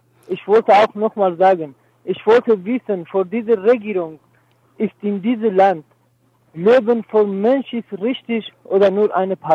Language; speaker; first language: German; non-native, learner; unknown